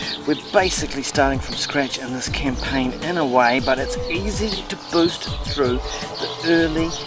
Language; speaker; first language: English; native; English